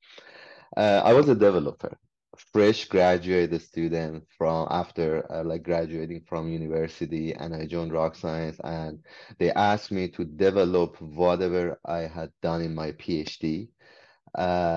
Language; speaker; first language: English; non-native, fluent; Persian